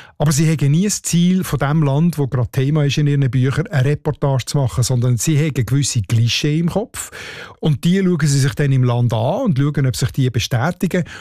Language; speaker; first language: German; native; German